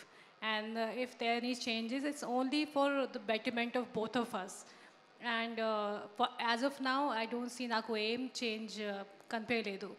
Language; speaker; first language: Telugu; non-native, learner; Hindi